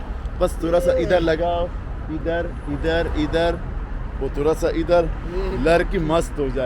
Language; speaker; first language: Hindi; non-native, local second language; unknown